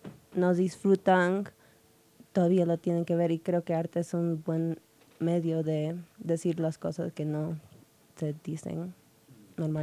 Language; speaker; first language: Spanish; early bilingual, heritage; Spanish